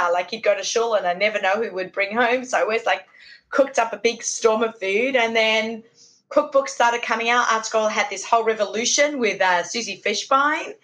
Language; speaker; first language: English; native; English